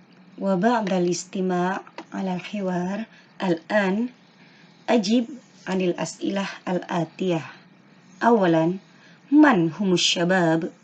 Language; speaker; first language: Arabic; non-native, fluent; Indonesian